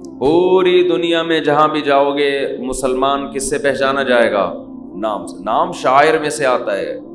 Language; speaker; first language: Urdu; native; Urdu